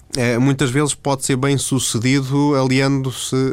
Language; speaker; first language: Portuguese; native; Portuguese